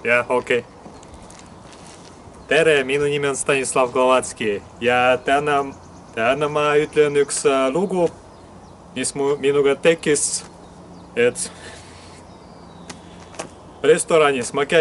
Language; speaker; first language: Estonian; non-native, local second language; Russian